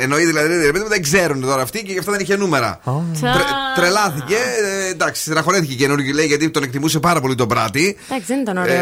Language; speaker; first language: Greek; native; Greek